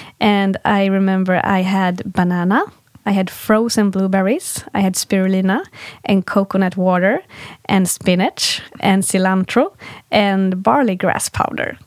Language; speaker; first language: English; non-native, fluent; Swedish